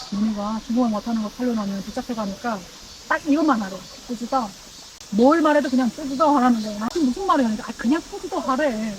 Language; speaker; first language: Korean; native; Korean